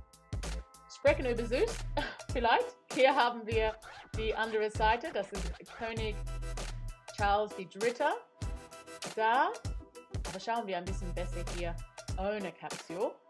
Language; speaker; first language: German; non-native, fluent; English